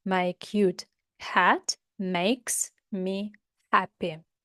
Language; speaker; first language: English; non-native, fluent; Ukrainian